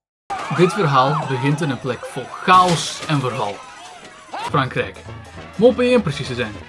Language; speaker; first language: Dutch; native; Dutch